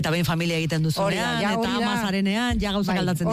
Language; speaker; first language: Basque; native; Basque